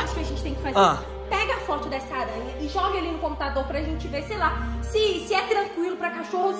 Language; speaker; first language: Portuguese; native; Portuguese